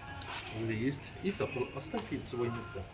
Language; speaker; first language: Russian; non-native, learner; Turkish